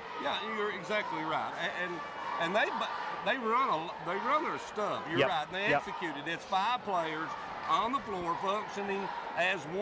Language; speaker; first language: English; native; English